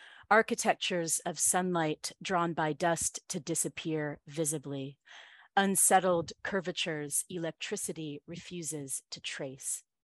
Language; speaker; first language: English; native; English